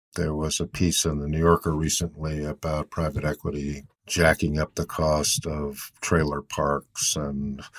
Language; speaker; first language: English; native; English